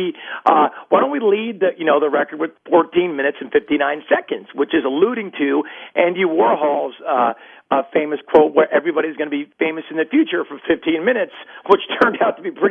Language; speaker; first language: English; native; English